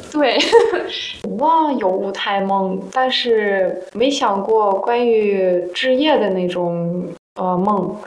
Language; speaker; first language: Chinese; non-native, fluent; Russian